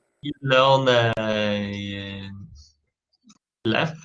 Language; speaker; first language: Italian; non-native, learner; Polish